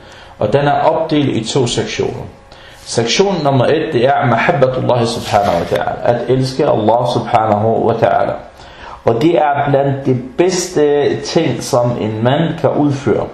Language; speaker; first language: Danish; early bilingual, other home language; Arabic